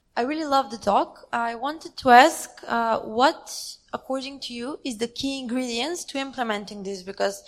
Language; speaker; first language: English; non-native, fluent; Macedonian